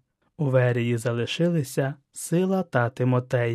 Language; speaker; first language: Ukrainian; native; Ukrainian